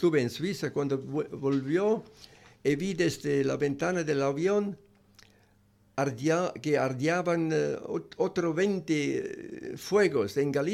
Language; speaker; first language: Spanish; non-native, learner; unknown